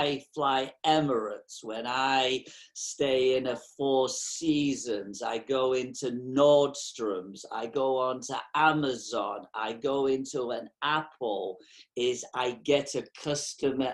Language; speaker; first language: English; native; English